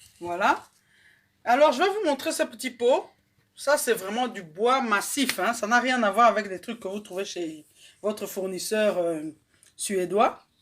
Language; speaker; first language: French; non-native, local second language; Lingala